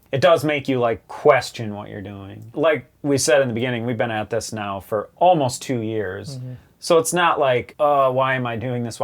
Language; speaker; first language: English; native; English